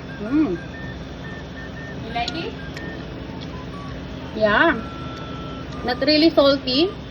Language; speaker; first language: English; non-native, local second language; Filipino